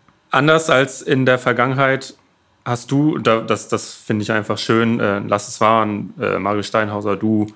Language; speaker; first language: German; native; German